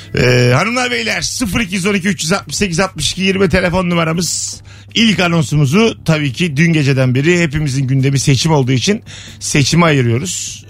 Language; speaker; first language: Turkish; native; Turkish